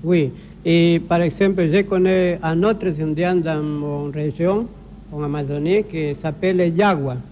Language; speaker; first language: French; non-native, learner; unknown